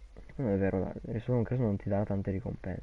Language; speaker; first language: Italian; native; Italian